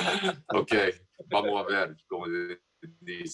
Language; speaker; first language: Spanish; non-native, fluent; English